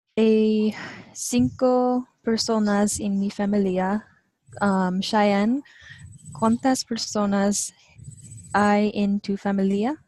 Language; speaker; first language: Spanish; non-native, learner; English